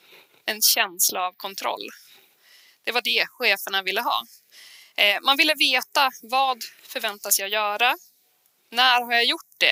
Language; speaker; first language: Swedish; native; Swedish